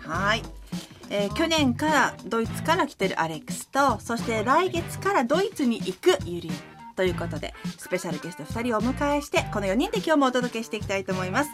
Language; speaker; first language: Japanese; native; Japanese